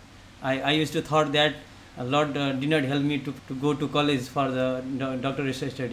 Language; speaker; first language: English; non-native, local second language; Nepali